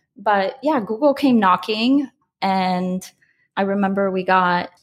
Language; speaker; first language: English; early bilingual, other home language; Polish